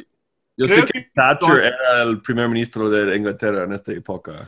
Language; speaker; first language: Spanish; non-native, fluent; English